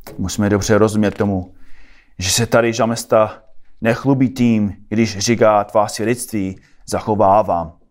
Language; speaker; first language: Czech; non-native, fluent; English